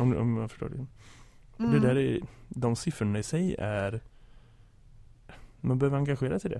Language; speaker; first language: Swedish; native; Swedish